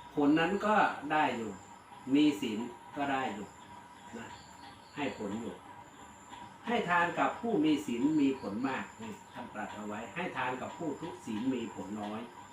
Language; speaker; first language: Thai; native; Thai